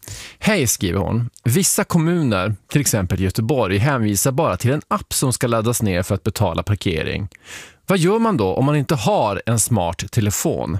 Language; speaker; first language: Swedish; native; Swedish